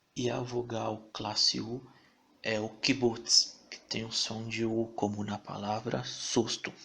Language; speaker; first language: Portuguese; native; Portuguese